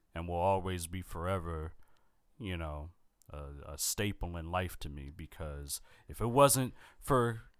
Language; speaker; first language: English; native; English